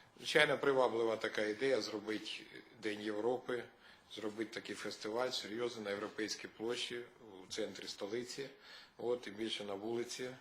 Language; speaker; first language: Ukrainian; native; Ukrainian